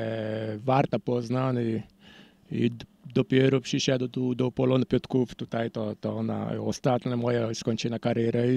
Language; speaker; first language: Polish; non-native, learner; Portuguese